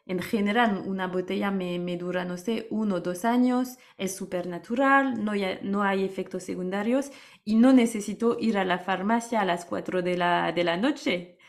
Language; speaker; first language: Spanish; non-native, fluent; French